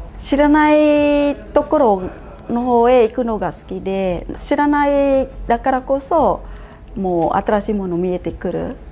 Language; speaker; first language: Japanese; non-native, fluent; Khmer